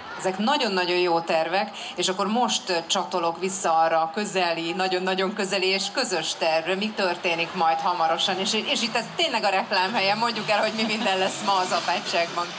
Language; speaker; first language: Hungarian; native; Hungarian